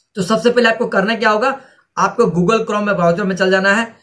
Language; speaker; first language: Hindi; native; Hindi